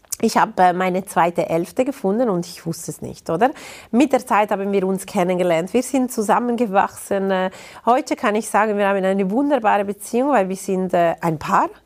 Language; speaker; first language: German; non-native, local second language; Italian